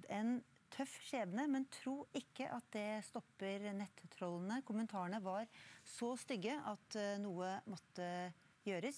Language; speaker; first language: Norwegian; native; Norwegian